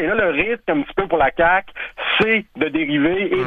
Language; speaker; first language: French; native; French